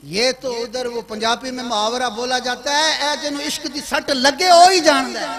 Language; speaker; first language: Urdu; non-native, local second language; Sindhi